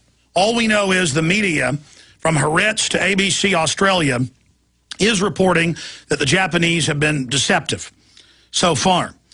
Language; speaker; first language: English; native; English